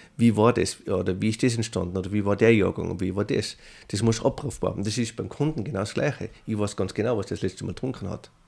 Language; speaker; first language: German; native; German